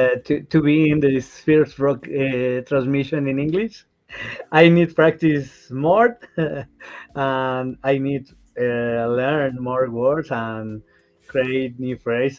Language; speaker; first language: English; non-native, learner; Spanish